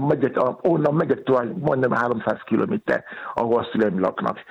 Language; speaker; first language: Hungarian; non-native, learner; Yoruba